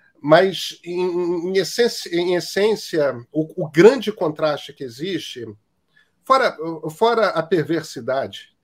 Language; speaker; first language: Portuguese; native; Portuguese